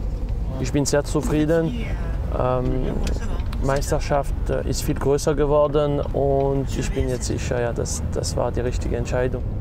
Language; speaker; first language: German; non-native, local second language; French